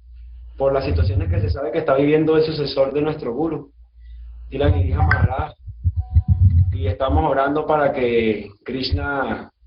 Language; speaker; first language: Spanish; native; Spanish